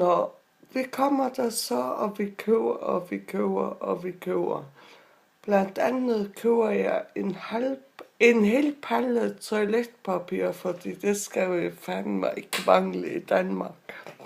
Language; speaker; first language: Danish; non-native, local second language; Faroese